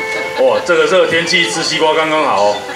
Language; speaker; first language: Chinese; native; Chinese